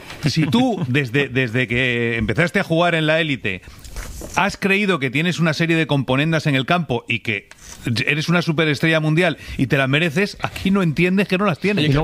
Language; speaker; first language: Spanish; native; Spanish